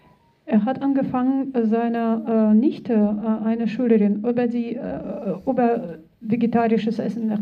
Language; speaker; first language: German; non-native, fluent; Russian